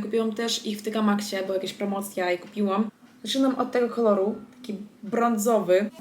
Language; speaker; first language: Polish; non-native, fluent; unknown